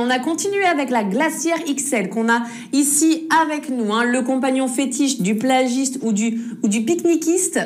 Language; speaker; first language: French; native; French